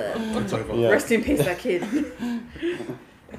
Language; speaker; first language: English; native; English